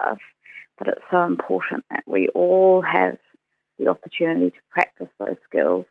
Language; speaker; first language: English; native; English